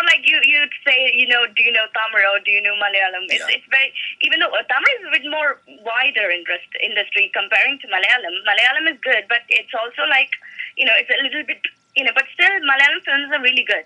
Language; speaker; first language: English; non-native, local second language; Malayalam